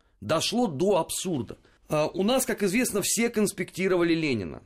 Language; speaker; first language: Russian; native; Russian